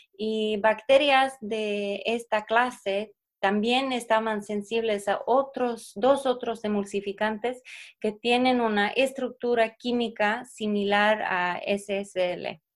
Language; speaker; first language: Spanish; non-native, fluent; Swedish